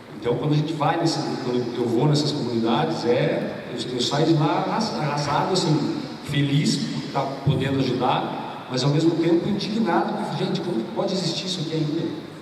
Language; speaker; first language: Portuguese; native; Portuguese